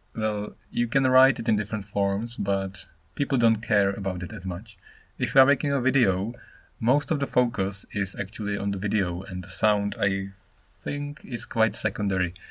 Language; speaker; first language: English; non-native, fluent; Czech